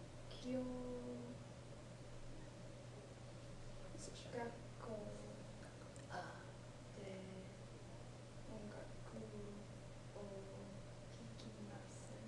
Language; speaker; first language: Japanese; non-native, learner; English